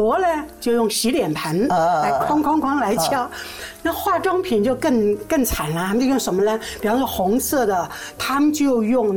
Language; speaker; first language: Chinese; non-native, local second language; Min Nan Chinese